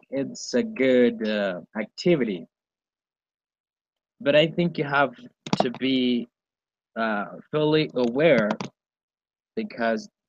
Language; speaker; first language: English; non-native, learner; Spanish